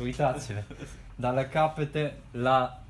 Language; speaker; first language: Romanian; non-native, learner; Italian